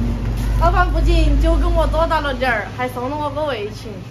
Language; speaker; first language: Chinese; native; Chinese